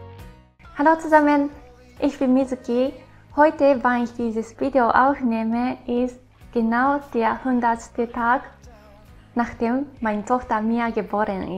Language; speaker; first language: German; non-native, fluent; Japanese